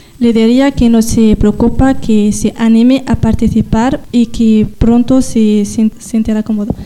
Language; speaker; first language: Spanish; non-native, learner; Riffian